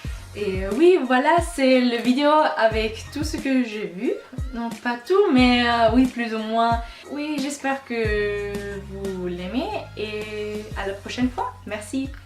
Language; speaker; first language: French; non-native, local second language; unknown